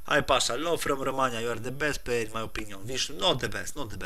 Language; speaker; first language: English; non-native, learner; Polish